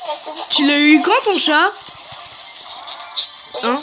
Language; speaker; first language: French; native; French